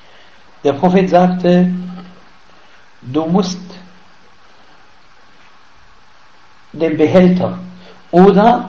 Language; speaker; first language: German; non-native, fluent; Arabic